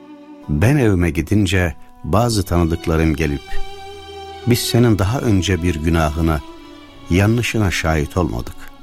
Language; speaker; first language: Turkish; native; Turkish